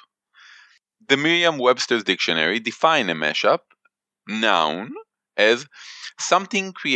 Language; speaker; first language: English; non-native, fluent; Hebrew